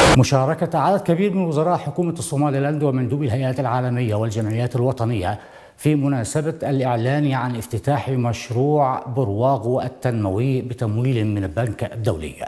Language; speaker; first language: Arabic; non-native, local second language; Somali